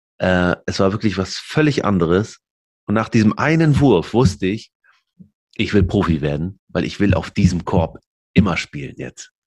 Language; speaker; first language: German; early bilingual, other home language; Arabic